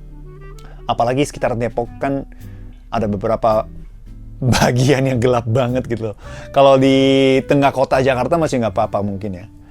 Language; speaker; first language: Indonesian; non-native, fluent; Japanese